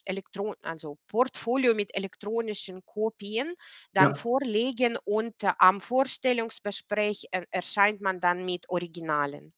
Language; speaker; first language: German; non-native, fluent; Ukrainian